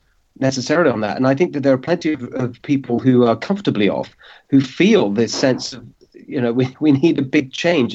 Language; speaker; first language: English; native; English